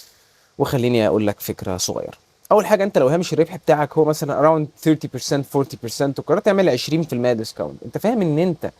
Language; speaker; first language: Arabic; native; Arabic